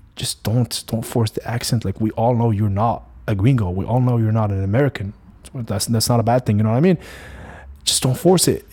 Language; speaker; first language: English; non-native, fluent; Arabic